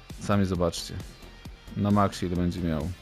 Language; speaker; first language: Polish; native; Polish